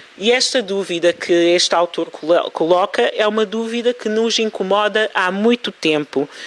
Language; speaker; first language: Portuguese; early bilingual, other home language; Kabuverdianu